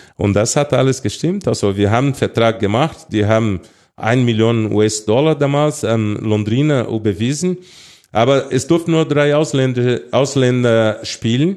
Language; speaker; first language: German; non-native, fluent; Portuguese